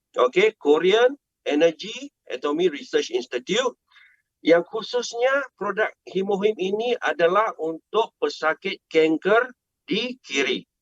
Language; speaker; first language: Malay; non-native, local second language; Chinese